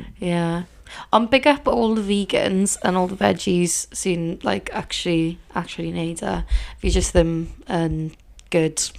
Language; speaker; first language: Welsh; non-native, local second language; English